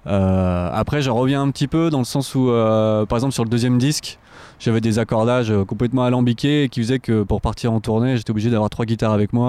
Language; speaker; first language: French; native; French